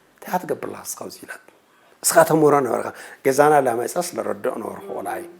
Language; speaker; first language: Tigrinya; native; Tigrinya